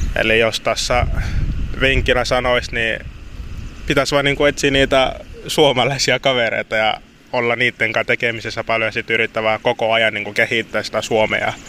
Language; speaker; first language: Finnish; early bilingual, other home language; Lingala